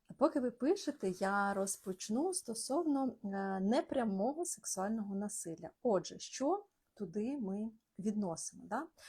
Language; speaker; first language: Ukrainian; non-native, local second language; Russian